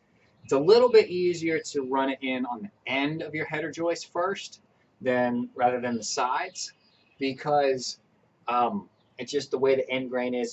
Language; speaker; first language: English; native; English